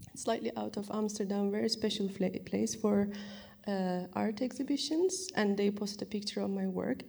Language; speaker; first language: English; non-native, fluent; Turkish